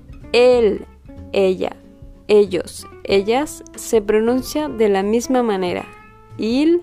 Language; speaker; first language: Spanish; non-native, fluent; French